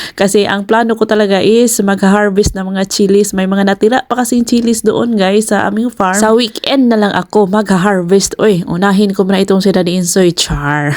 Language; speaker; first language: Filipino; non-native, local second language; Cebuano